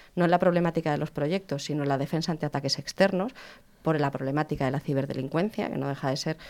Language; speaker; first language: Spanish; native; Spanish